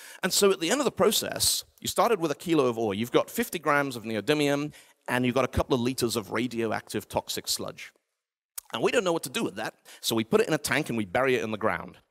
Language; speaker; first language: English; native; English